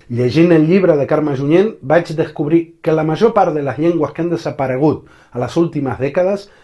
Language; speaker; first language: Catalan; early bilingual, other home language; Spanish